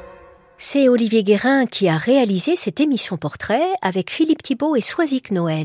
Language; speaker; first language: French; native; French